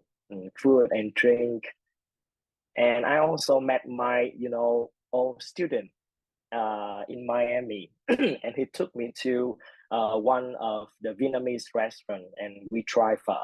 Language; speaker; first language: English; non-native, fluent; Vietnamese